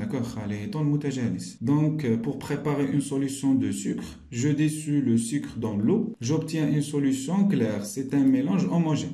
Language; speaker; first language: French; non-native, local second language; Arabic